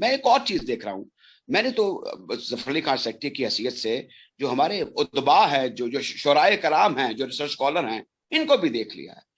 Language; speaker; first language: Urdu; non-native, local second language; Punjabi